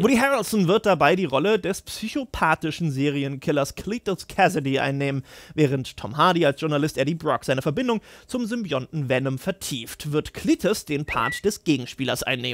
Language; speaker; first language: German; native; German